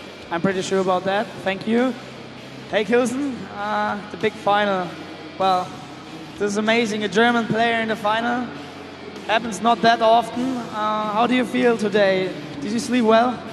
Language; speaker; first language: English; non-native, fluent; German